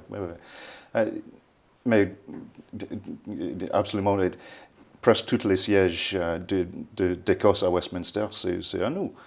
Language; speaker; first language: French; non-native, fluent; English